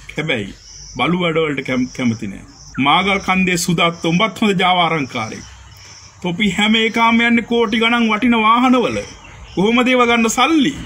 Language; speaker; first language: Sinhala; native; Sinhala